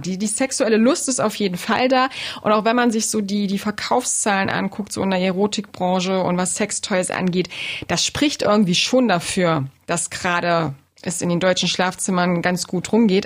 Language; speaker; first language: German; native; German